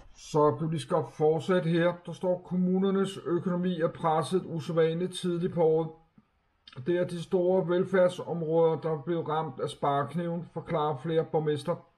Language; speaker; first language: Danish; native; Danish